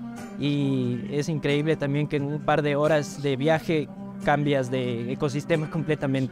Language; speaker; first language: Spanish; native; Spanish